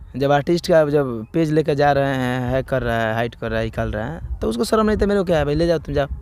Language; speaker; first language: Hindi; native; Hindi